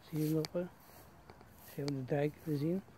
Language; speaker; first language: Dutch; non-native, learner; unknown